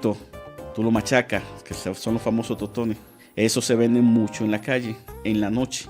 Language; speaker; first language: Spanish; native; Spanish